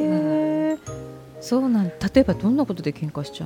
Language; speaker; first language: Japanese; native; Japanese